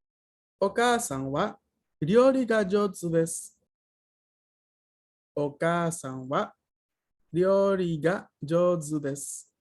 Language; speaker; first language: Japanese; non-native, fluent; Spanish